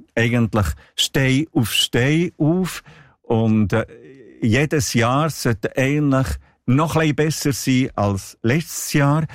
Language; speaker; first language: German; non-native, local second language; Italian